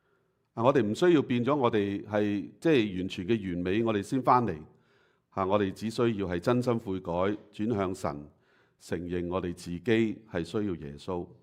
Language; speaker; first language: Chinese; native; Chinese